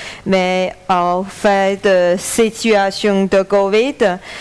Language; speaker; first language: French; non-native, learner; Chinese